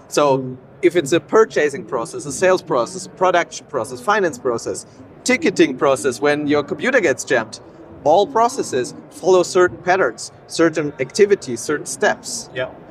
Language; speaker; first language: English; non-native, fluent; German